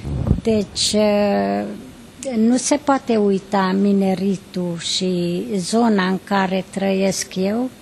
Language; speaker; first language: Romanian; non-native, local second language; Hungarian